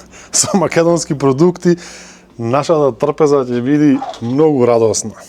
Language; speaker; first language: Macedonian; native; Macedonian